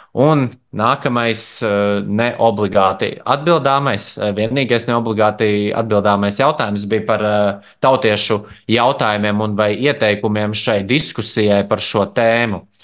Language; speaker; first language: Latvian; native; Latvian